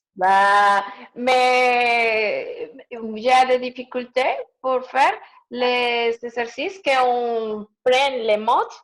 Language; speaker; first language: French; non-native, learner; Spanish